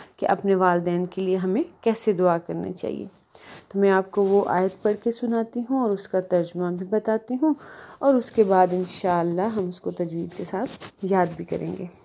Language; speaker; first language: Urdu; native; Urdu